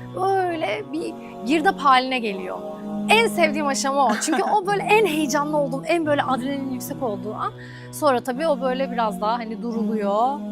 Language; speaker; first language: Turkish; native; Turkish